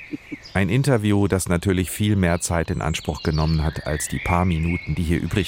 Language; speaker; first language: German; native; German